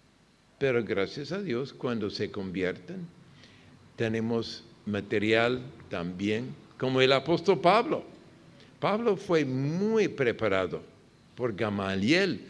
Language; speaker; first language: Spanish; non-native, fluent; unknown